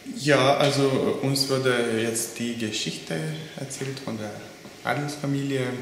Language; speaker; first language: German; non-native, fluent; Slovenian